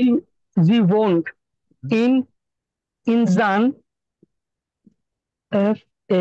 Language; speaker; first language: German; non-native, learner; Bangla